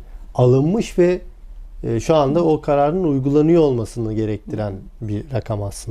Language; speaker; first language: Turkish; native; Turkish